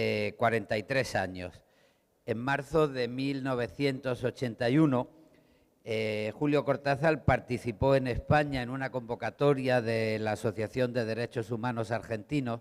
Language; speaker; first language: Spanish; native; Spanish